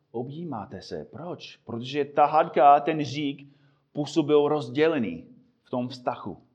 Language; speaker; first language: Czech; non-native, fluent; English